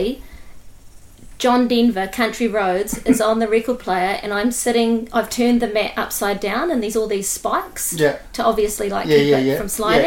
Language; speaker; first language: English; native; English